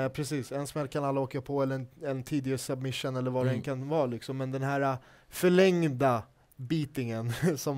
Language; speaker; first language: Swedish; native; Swedish